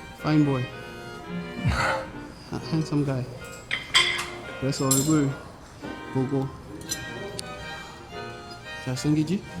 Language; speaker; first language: Korean; non-native, fluent; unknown